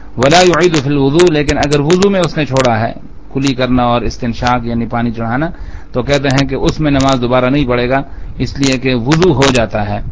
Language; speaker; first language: Urdu; non-native, local second language; Pashto